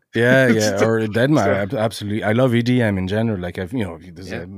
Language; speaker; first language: English; non-native, fluent; French